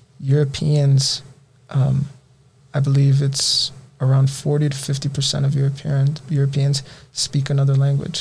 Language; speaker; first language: English; native; English